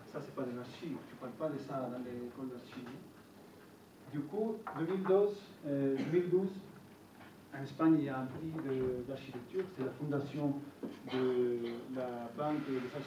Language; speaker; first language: French; non-native, fluent; Italian